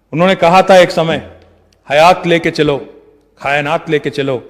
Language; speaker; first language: Hindi; non-native, local second language; Telugu